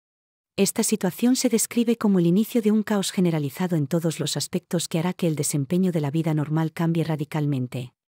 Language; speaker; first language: Spanish; native; Spanish